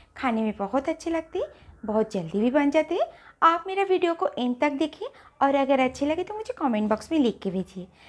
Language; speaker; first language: Hindi; non-native, local second language; Bangla